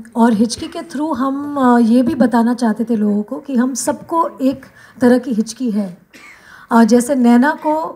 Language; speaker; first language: Hindi; non-native, local second language; Bangla